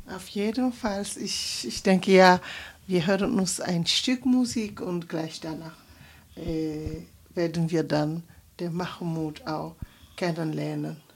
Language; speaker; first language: German; non-native, fluent; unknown